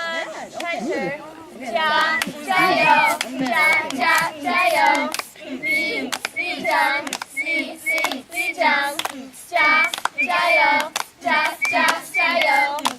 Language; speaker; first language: Chinese; non-native, learner; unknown